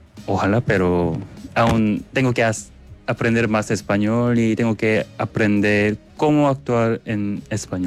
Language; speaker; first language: Spanish; non-native, learner; Korean